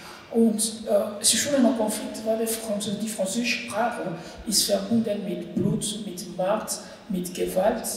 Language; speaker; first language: German; non-native, learner; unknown